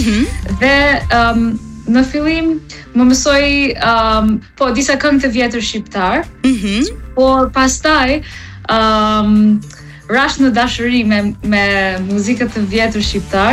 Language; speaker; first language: Albanian; non-native, learner; English